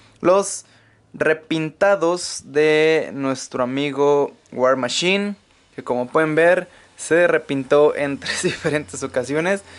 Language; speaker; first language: Spanish; native; Spanish